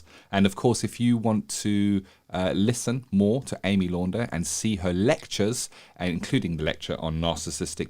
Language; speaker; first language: English; native; English